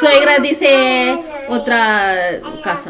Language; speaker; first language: Spanish; non-native, learner; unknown